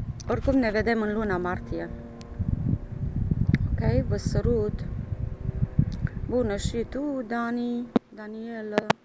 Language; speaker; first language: Romanian; early bilingual, other home language; Hungarian